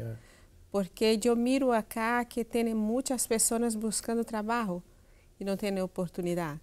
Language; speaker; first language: Spanish; non-native, learner; Portuguese